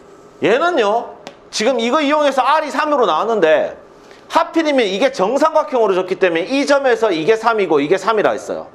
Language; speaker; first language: Korean; native; Korean